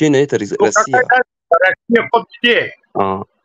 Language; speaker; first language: Russian; non-native, local second language; Tajik